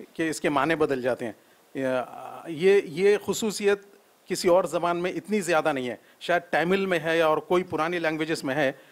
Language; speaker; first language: Urdu; native; Urdu